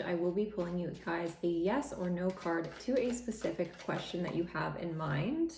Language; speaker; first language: English; native; English